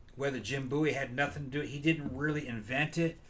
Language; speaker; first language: English; native; English